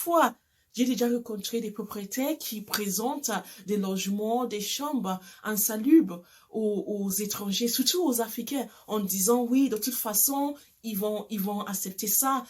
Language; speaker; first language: French; non-native, fluent; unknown